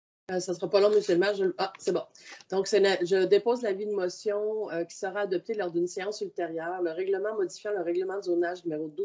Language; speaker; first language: French; native; French